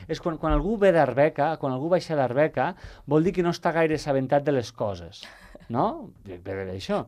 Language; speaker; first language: Catalan; native; Catalan